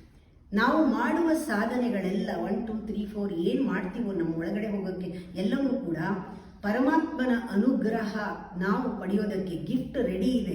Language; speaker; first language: Kannada; native; Kannada